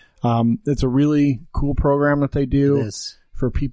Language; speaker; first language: English; native; English